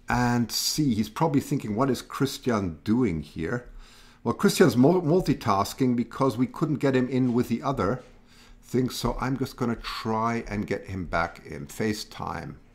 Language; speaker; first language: English; native; English